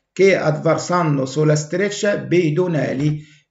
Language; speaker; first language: Italian; non-native, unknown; Arabic